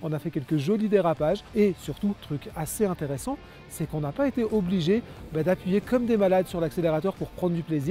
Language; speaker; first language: French; native; French